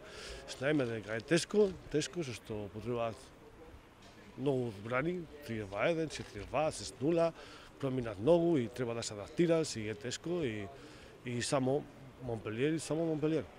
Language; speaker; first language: Macedonian; non-native, learner; Spanish